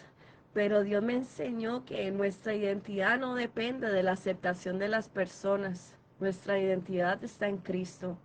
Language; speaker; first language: Spanish; native; Spanish